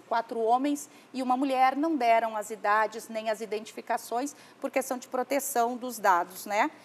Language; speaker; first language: Portuguese; native; Portuguese